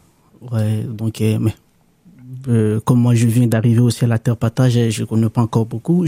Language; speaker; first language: French; non-native, local second language; Lingala